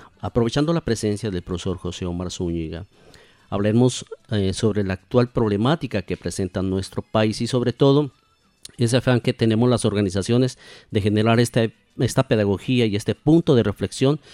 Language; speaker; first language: Spanish; native; Spanish